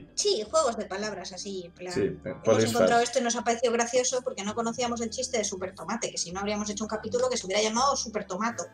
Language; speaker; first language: Spanish; native; Spanish